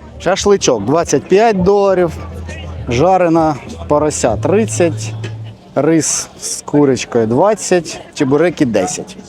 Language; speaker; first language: Ukrainian; native; Ukrainian